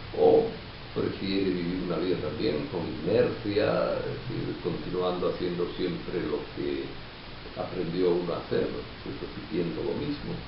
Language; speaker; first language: Spanish; native; Spanish